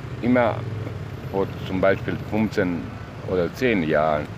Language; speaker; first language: German; non-native, learner; Bosnian